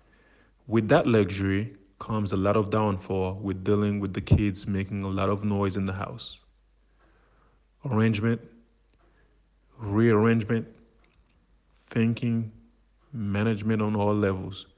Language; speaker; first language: English; non-native, fluent; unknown